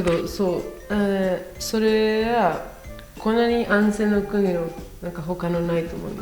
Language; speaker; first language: Japanese; non-native, learner; Spanish